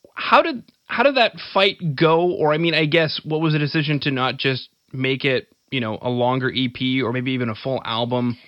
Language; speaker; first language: English; native; English